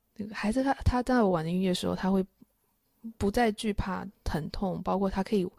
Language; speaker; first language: Chinese; native; Chinese